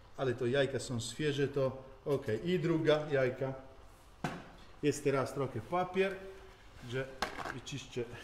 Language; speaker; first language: Polish; non-native, learner; Italian